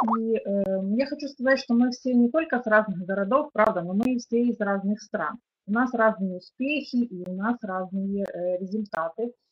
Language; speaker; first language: Russian; non-native, local second language; Ukrainian